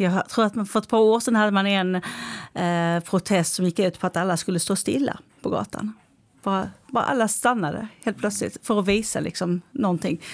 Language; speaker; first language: Swedish; native; Swedish